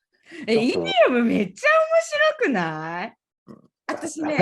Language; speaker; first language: Japanese; native; Japanese